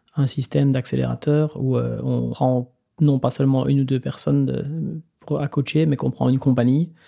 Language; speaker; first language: French; native; French